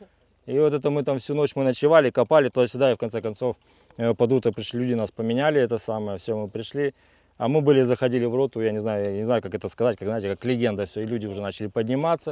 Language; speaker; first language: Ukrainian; non-native, local second language; Russian